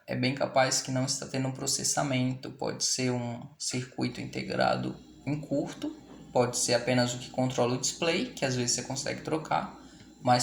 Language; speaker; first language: Portuguese; native; Portuguese